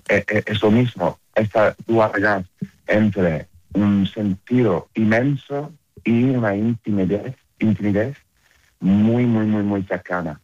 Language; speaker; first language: Spanish; non-native, learner; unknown